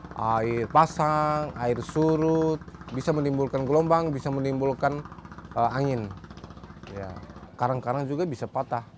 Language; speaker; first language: Indonesian; non-native, local second language; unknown